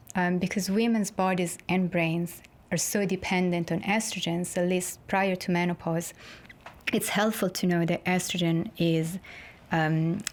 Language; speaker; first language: English; non-native, fluent; Italian